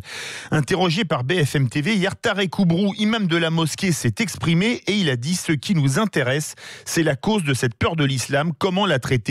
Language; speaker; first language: French; native; French